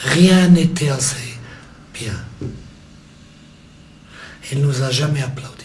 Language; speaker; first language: French; non-native, local second language; German